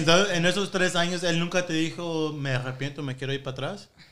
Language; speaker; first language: Spanish; early bilingual, heritage; Spanish